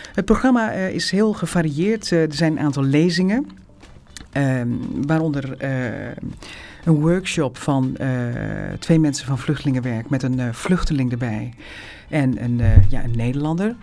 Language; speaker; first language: Dutch; native; Dutch